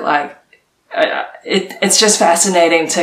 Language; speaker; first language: English; non-native, local second language; Cantonese